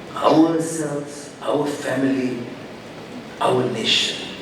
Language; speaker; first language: English; non-native, local second language; Malay